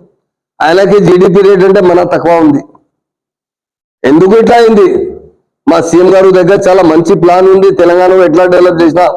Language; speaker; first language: Telugu; non-native, local second language; Urdu